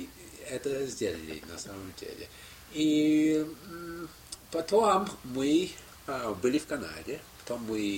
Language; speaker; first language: Russian; non-native, fluent; English